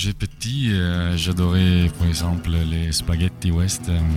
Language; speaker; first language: French; non-native, learner; Italian